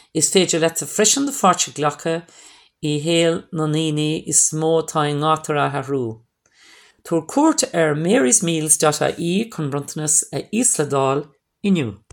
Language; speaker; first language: Irish; non-native, local second language; English